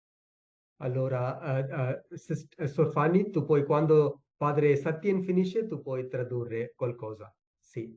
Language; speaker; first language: Italian; non-native, fluent; Tamil